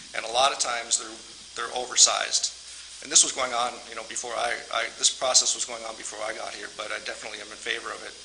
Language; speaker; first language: English; native; English